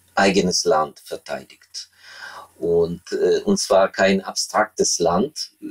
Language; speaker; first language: German; non-native, fluent; Ukrainian